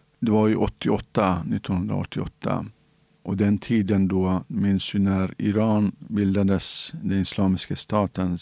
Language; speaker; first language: Swedish; non-native, fluent; Central Kurdish